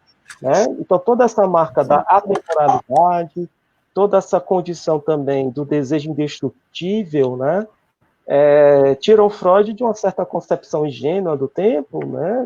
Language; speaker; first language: Portuguese; native; Portuguese